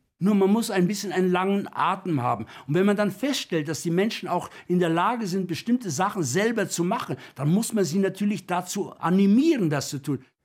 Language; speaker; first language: German; native; German